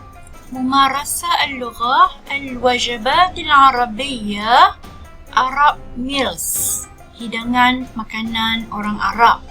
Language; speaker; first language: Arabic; non-native, fluent; Malay